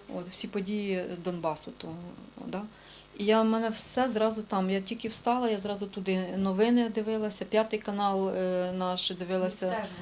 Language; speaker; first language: Ukrainian; native; Ukrainian